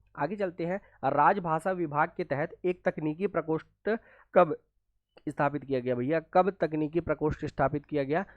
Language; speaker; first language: Hindi; native; Hindi